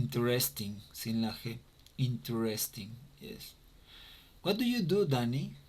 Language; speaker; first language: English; non-native, fluent; Spanish